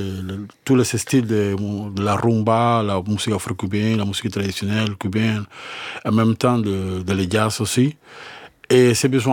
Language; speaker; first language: French; non-native, learner; Spanish